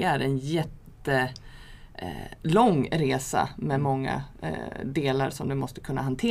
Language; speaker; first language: Swedish; native; Swedish